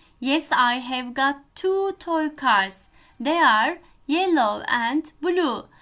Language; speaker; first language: English; non-native, fluent; Turkish